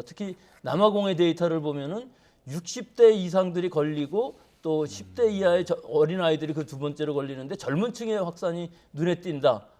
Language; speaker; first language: Korean; native; Korean